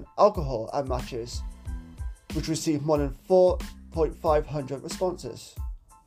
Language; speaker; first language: English; native; English